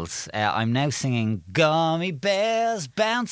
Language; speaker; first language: English; native; English